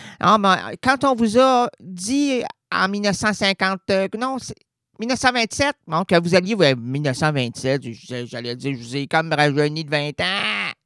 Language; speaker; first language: French; native; French